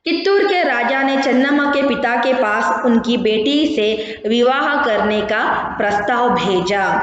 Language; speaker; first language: Hindi; non-native, local second language; Kannada